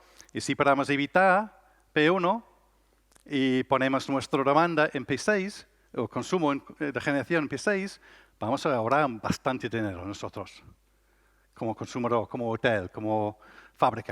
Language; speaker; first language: Spanish; non-native, learner; English